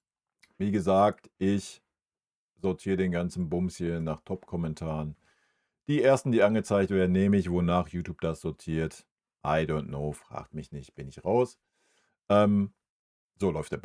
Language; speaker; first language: German; native; German